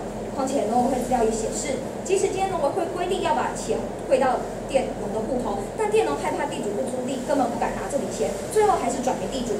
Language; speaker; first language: Chinese; native; Chinese